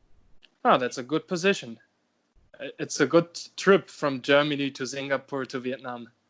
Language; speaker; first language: English; non-native, fluent; German